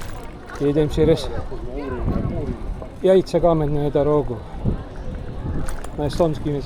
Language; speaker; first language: Russian; non-native, local second language; Estonian